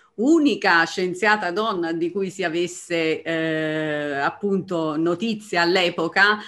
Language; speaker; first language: Italian; native; Italian